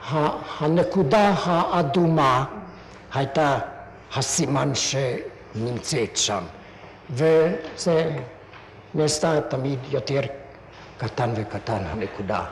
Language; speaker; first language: Hebrew; non-native, fluent; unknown